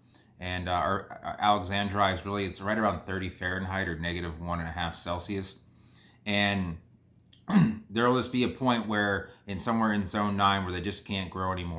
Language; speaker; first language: English; native; English